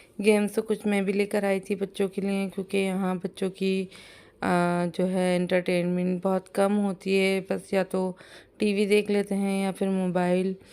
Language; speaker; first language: Urdu; native; Urdu